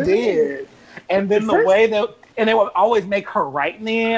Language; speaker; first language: English; native; English